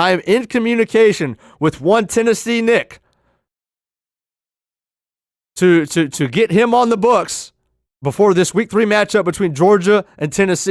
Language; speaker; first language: English; native; English